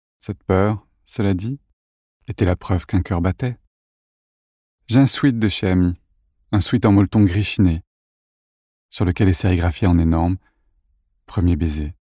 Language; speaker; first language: French; native; French